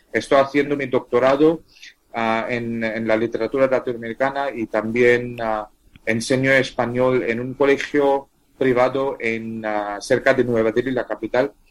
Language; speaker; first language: Spanish; non-native, fluent; Tamil